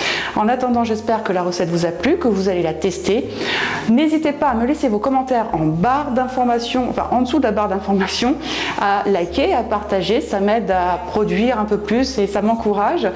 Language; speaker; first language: French; native; French